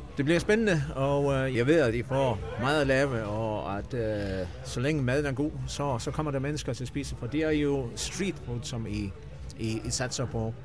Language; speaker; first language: Danish; non-native, local second language; Faroese